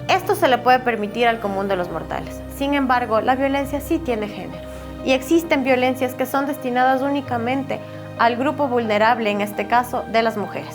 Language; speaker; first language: Spanish; native; Spanish